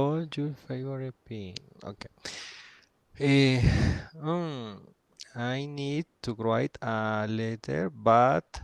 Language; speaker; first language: English; non-native, learner; Spanish